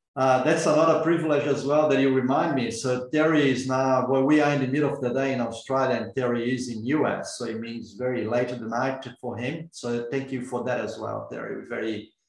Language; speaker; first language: English; non-native, fluent; Portuguese